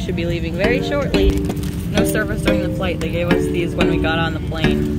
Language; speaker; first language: English; native; English